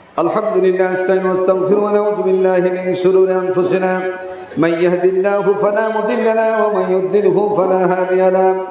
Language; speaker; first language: Arabic; non-native, fluent; Bangla